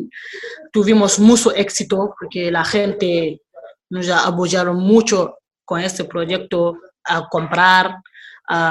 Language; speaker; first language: Spanish; non-native, learner; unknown